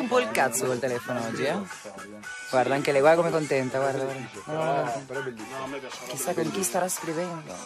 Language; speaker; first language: Italian; native; Italian